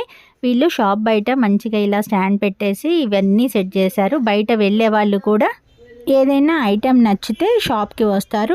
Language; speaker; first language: Telugu; native; Telugu